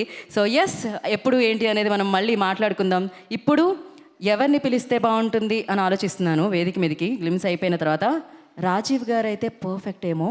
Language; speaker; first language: Telugu; native; Telugu